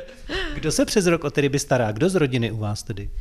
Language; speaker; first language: Czech; native; Czech